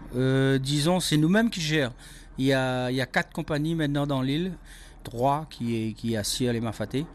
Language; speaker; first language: French; non-native, local second language; Réunion Creole French